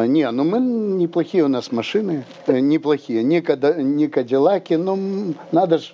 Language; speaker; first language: Russian; native; Russian